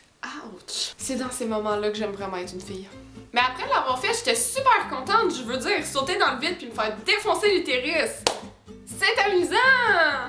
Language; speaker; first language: French; native; French